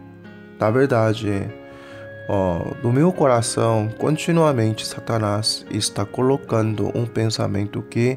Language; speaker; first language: Portuguese; non-native, fluent; Korean